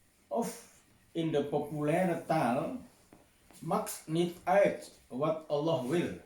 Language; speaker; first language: Dutch; non-native, fluent; Indonesian